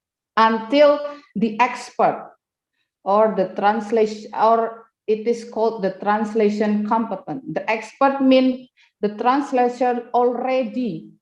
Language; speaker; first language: English; non-native, fluent; Indonesian